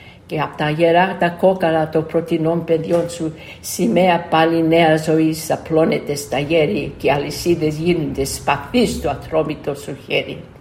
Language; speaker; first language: Greek; early bilingual, heritage; Greek